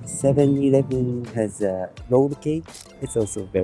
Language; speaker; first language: English; non-native, learner; Japanese